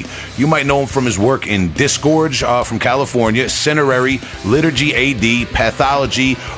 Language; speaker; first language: English; native; English